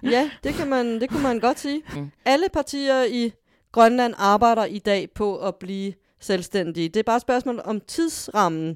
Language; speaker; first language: Danish; native; Danish